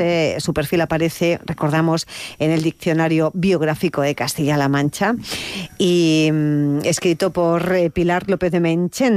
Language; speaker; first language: Spanish; native; Spanish